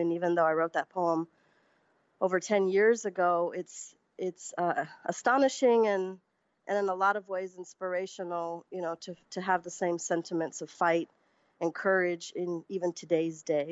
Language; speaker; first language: English; early bilingual, other home language; Spanish